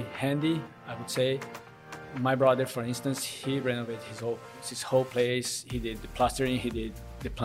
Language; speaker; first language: English; non-native, fluent; Korean